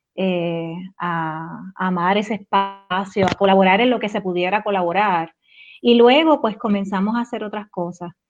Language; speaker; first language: Spanish; native; Spanish